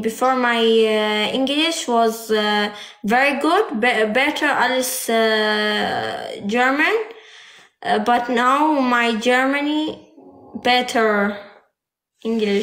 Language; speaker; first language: English; non-native, learner; Arabic